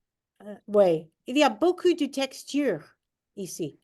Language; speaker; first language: French; non-native, fluent; English